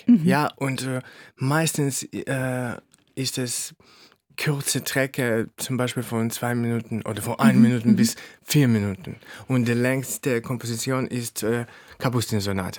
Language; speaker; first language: German; non-native, fluent; Russian